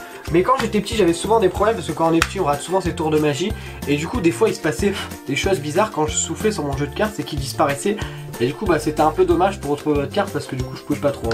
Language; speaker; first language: French; native; French